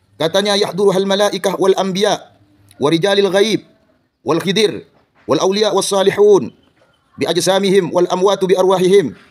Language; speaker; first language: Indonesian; non-native, local second language; Madurese